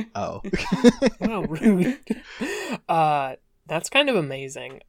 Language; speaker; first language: English; native; English